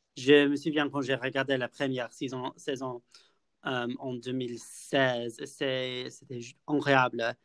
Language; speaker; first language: French; non-native, fluent; English